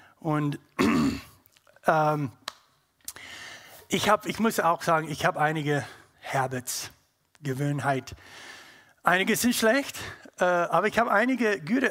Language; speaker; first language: German; non-native, learner; English